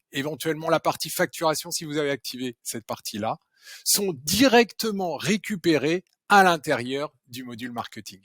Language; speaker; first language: French; native; French